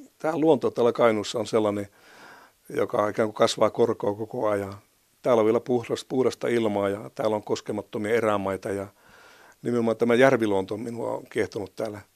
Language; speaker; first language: Finnish; native; Finnish